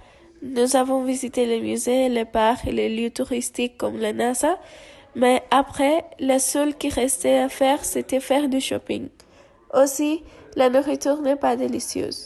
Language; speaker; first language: French; non-native, learner; Spanish